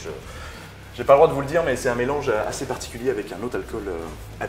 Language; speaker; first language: French; native; French